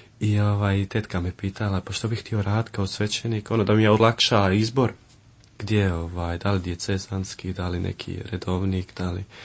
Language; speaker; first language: Croatian; early bilingual, heritage; Croatian